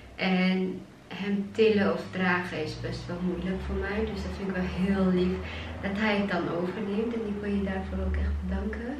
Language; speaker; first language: Dutch; early bilingual, other home language; Chechen